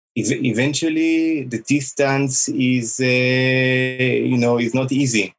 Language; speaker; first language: English; non-native, fluent; Hebrew